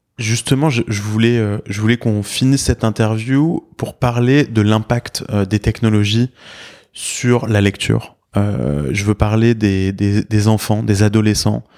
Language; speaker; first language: French; native; French